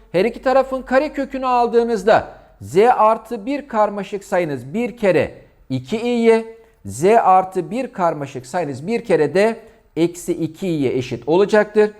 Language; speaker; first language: Turkish; native; Turkish